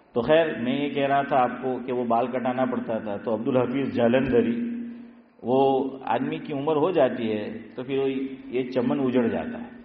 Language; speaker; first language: Urdu; non-native, local second language; Gujarati